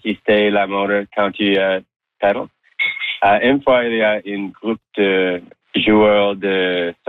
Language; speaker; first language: French; non-native, learner; English